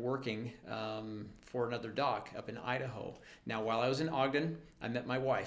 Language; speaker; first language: English; native; English